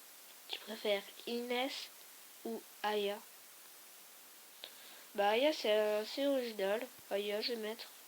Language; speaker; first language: French; native; French